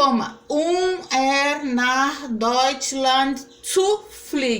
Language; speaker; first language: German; non-native, fluent; Portuguese